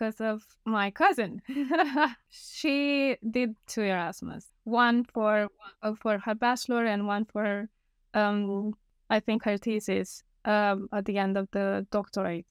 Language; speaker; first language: English; non-native, fluent; Romanian